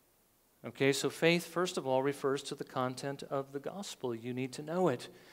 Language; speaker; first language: English; native; English